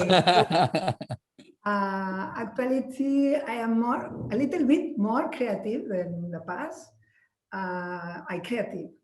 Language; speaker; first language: English; non-native, learner; Spanish